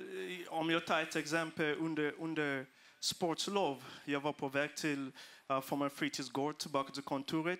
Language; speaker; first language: Swedish; non-native, fluent; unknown